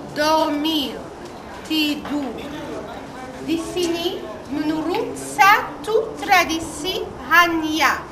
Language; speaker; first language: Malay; non-native, fluent; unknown